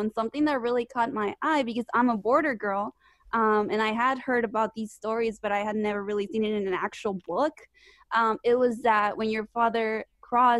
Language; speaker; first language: English; early bilingual, other home language; Spanish